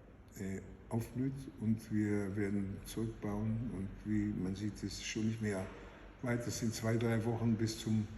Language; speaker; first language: German; non-native, fluent; Hebrew